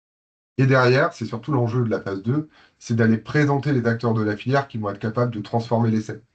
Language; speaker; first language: French; native; French